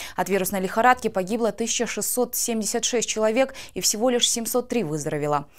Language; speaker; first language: Russian; non-native, local second language; Kyrgyz